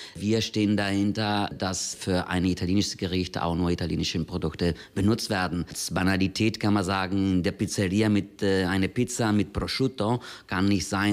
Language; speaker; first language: German; non-native, fluent; Italian